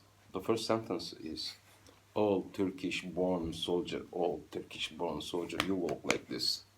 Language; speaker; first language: English; non-native, fluent; Turkish